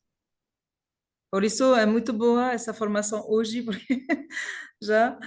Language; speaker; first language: Portuguese; non-native, learner; French